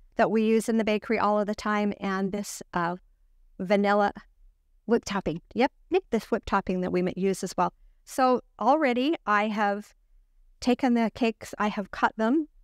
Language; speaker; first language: English; native; English